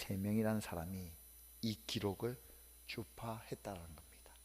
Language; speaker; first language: Korean; native; Korean